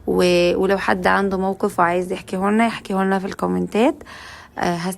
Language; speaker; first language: Arabic; native; Arabic